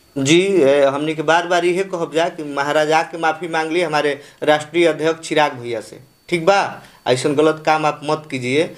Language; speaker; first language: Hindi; native; Hindi